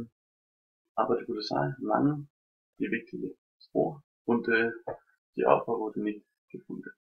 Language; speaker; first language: German; non-native, learner; Danish